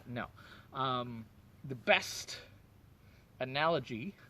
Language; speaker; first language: English; native; English